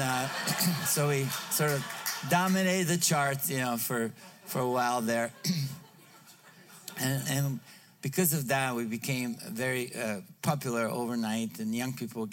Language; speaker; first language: English; non-native, fluent; Bulgarian